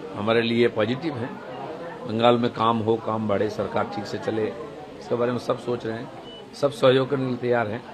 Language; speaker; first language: Hindi; non-native, local second language; Bangla